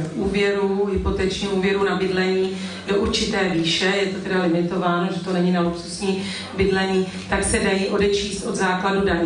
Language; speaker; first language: Czech; native; Czech